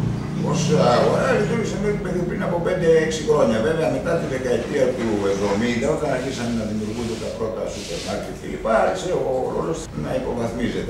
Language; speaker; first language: Greek; native; Greek